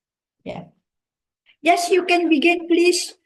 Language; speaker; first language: English; non-native, fluent; Indonesian